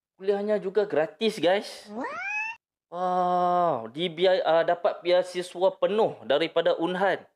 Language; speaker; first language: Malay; native; Malay